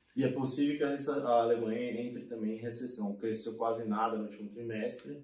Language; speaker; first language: Portuguese; native; Portuguese